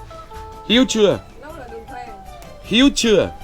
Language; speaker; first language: Vietnamese; non-native, learner; Portuguese